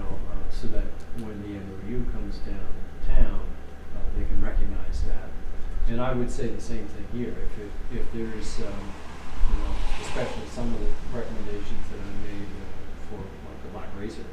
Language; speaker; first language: English; native; English